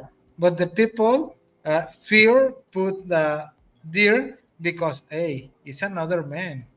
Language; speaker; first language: English; non-native, learner; Spanish